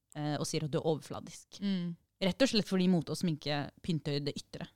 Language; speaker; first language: Norwegian; early bilingual, other home language; Arabic